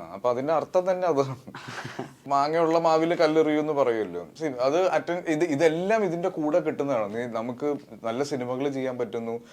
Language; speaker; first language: Malayalam; native; Malayalam